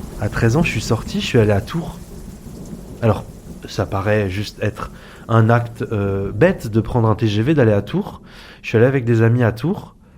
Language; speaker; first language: French; early bilingual, other home language; Arabic